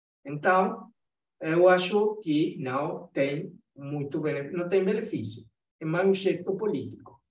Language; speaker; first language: Portuguese; non-native, fluent; Spanish